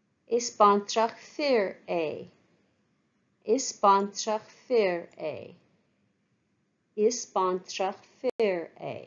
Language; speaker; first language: Irish; non-native, fluent; English